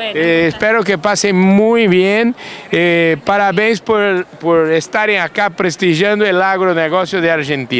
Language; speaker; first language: Spanish; non-native, learner; Portuguese